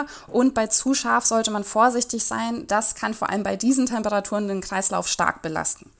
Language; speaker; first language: German; native; German